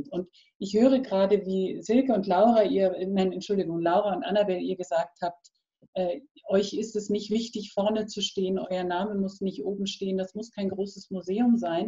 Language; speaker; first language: German; native; German